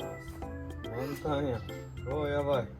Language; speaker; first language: Japanese; native; Japanese